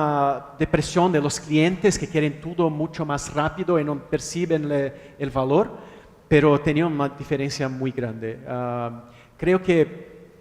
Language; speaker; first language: Spanish; non-native, fluent; Portuguese